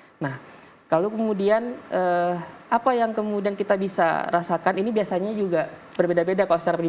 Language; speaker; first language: Indonesian; native; Indonesian